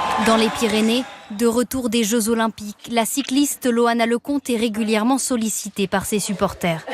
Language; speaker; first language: French; native; French